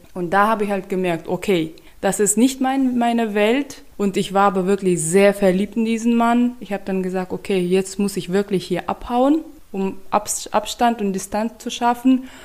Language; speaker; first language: German; non-native, fluent; Turkmen